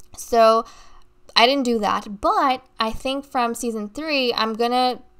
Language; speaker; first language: English; native; English